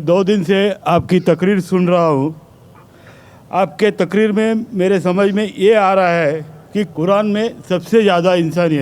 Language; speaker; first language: Hindi; native; Hindi